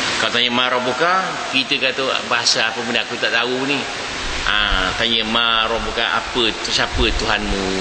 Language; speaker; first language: Malay; native; Malay